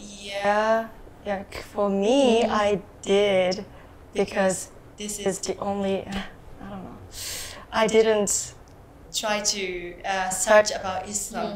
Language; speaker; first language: English; non-native, learner; Japanese